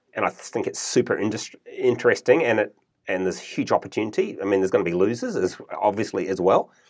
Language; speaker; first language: English; native; English